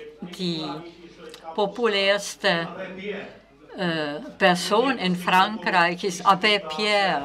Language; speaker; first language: German; non-native, fluent; Czech